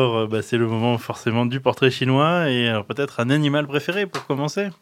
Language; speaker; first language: French; native; French